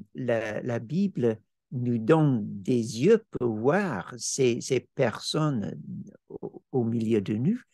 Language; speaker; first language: French; non-native, fluent; English